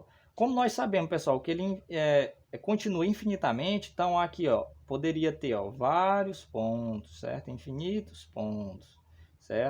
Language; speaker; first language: Portuguese; native; Portuguese